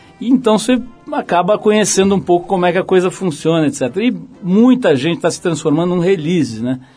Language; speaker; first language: Portuguese; native; Portuguese